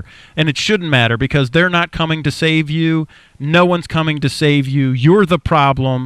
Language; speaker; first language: English; native; English